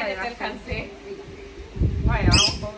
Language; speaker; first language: Spanish; native; Spanish